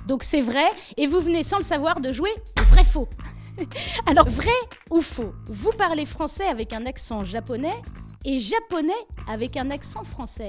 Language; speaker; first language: French; native; French